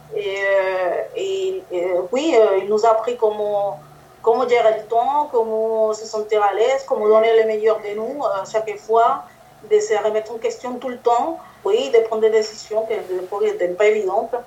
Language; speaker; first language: French; non-native, fluent; Spanish